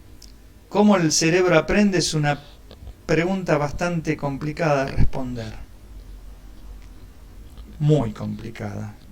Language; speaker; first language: Spanish; native; Spanish